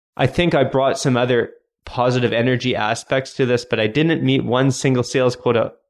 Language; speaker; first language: English; native; English